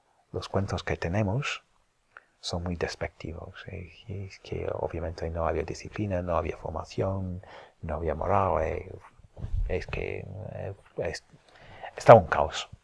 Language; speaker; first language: Spanish; non-native, fluent; English